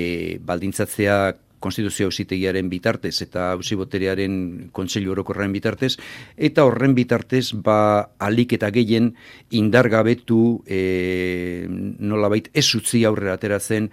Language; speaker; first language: Basque; native; Basque